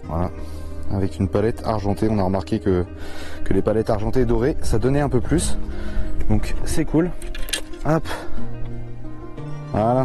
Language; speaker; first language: French; native; French